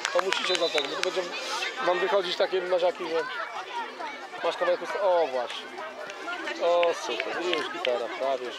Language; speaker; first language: Polish; native; Polish